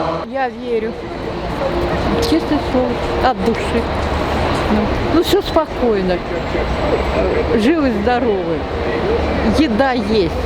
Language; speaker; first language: Russian; non-native, local second language; Tatar